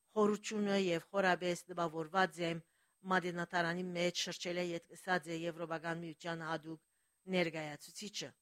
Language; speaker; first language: Armenian; early bilingual, heritage; Armenian